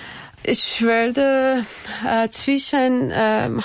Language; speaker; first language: German; non-native, learner; Persian